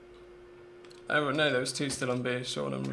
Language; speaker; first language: English; native; English